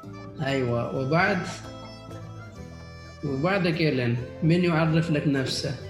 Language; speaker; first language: Arabic; non-native, fluent; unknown